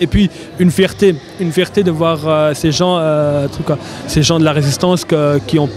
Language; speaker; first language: French; native; French